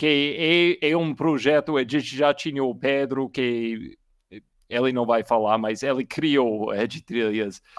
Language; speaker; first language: Portuguese; non-native, learner; English